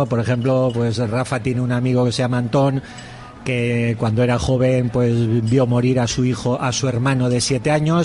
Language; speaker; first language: Spanish; native; Spanish